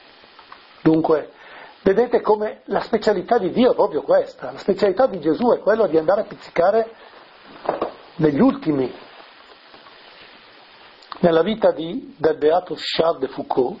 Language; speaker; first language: Italian; native; Italian